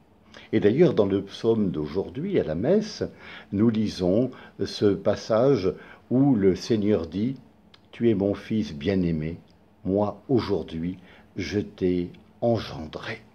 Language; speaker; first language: French; native; French